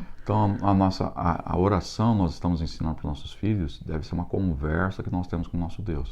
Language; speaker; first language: Portuguese; non-native, fluent; English